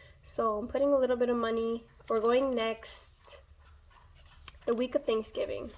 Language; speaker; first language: English; native; English